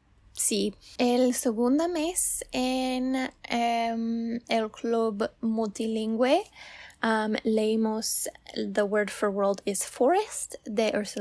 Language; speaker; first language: Spanish; non-native, learner; English